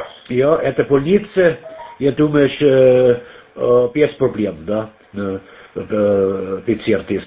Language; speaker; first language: Russian; non-native, learner; German